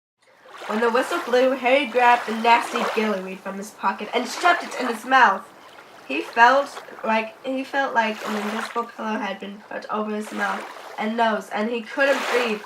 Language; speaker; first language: English; native; English